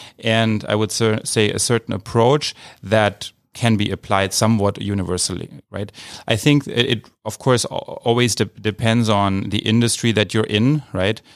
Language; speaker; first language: English; non-native, fluent; German